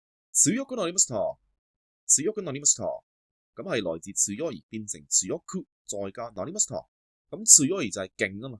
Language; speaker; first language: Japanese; non-native, fluent; Cantonese